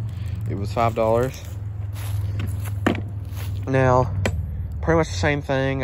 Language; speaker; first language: English; native; English